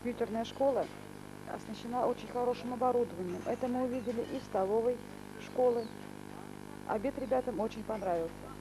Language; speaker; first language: Russian; native; Russian